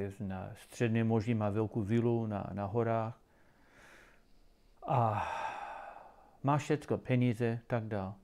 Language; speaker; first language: Czech; non-native, learner; English